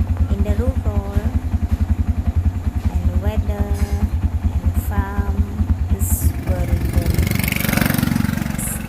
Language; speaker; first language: English; non-native, learner; Khmer